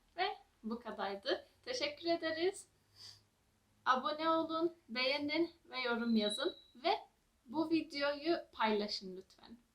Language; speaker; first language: Turkish; native; Turkish